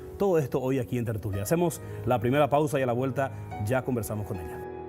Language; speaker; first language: Spanish; native; Spanish